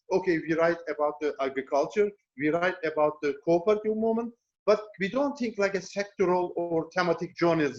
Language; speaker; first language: English; non-native, learner; Turkish